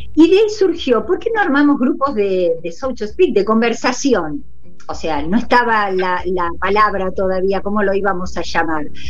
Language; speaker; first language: Spanish; non-native, local second language; German